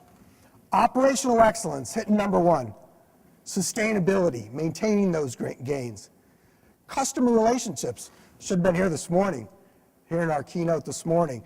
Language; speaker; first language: English; native; English